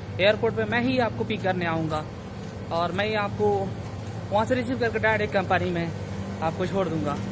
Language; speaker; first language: Hindi; native; Hindi